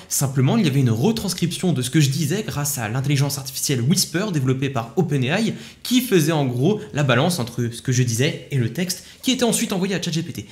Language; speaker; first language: French; native; French